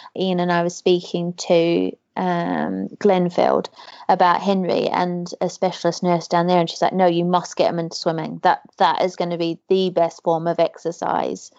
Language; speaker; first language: English; native; English